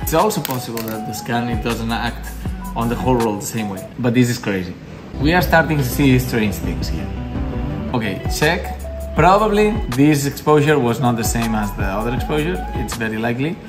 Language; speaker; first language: English; non-native, fluent; Spanish